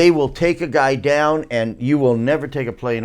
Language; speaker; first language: English; native; English